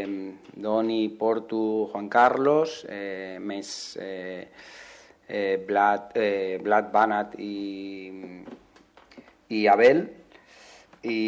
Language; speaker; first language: Catalan; non-native, local second language; Spanish